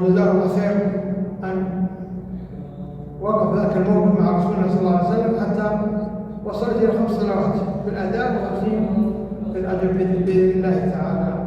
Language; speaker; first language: Arabic; native; Arabic